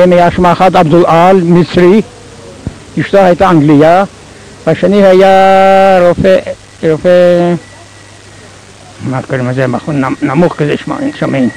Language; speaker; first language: Hebrew; non-native, fluent; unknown